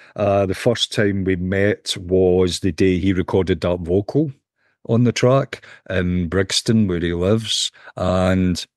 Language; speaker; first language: English; native; English